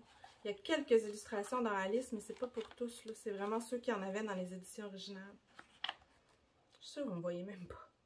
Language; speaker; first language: French; native; French